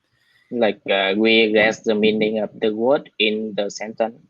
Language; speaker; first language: English; non-native, learner; Vietnamese